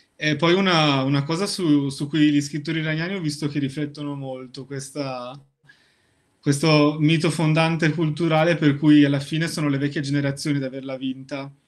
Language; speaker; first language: Italian; native; Italian